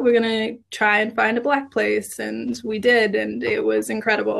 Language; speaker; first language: English; native; English